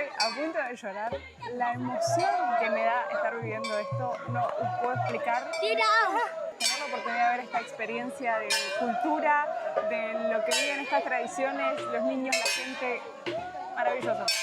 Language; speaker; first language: Spanish; native; Spanish